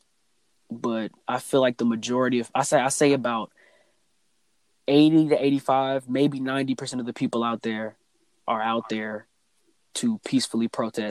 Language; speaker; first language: English; native; English